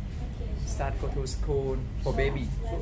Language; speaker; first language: English; non-native, learner; Thai